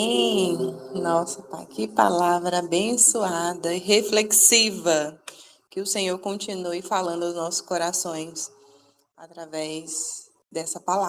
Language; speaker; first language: Portuguese; native; Portuguese